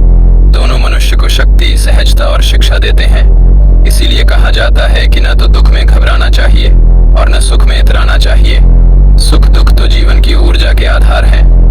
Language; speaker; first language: Hindi; native; Hindi